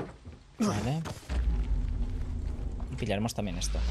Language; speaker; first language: Spanish; native; Spanish